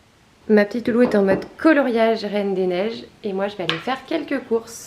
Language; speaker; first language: French; native; French